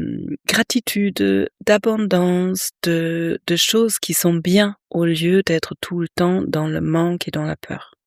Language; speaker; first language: French; native; French